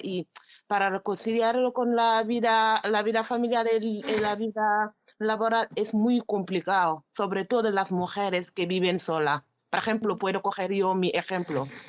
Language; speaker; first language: Spanish; non-native, learner; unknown